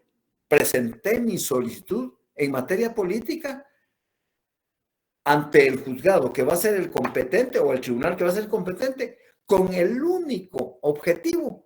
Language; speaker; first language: Spanish; native; Spanish